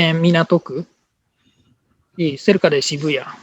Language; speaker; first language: Spanish; non-native, learner; Japanese